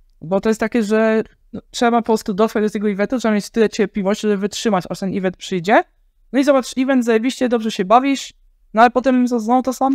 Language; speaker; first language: Polish; native; Polish